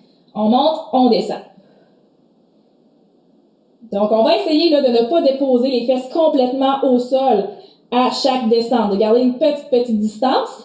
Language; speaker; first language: French; native; French